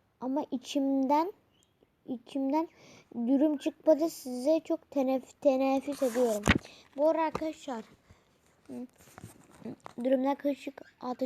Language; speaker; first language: Turkish; native; Turkish